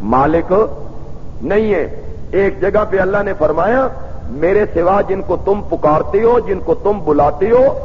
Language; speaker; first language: Urdu; non-native, local second language; Punjabi